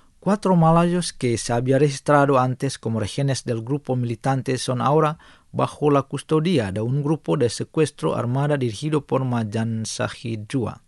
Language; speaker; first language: Spanish; non-native, fluent; Indonesian